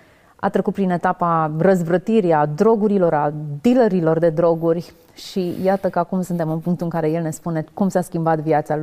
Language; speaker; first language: Romanian; native; Romanian